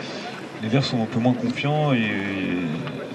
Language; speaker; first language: French; native; French